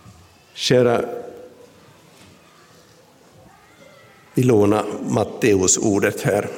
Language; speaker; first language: Swedish; non-native, local second language; Finnish